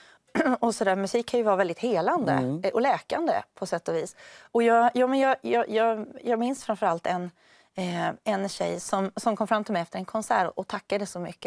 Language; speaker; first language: Swedish; native; Swedish